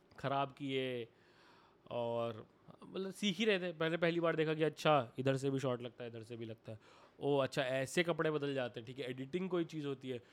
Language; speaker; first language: Hindi; native; Hindi